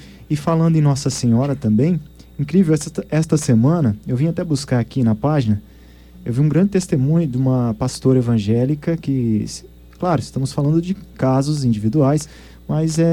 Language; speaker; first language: Portuguese; native; Portuguese